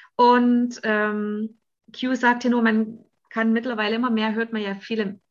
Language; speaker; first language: German; native; German